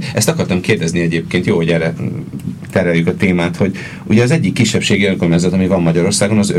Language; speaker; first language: Hungarian; native; Hungarian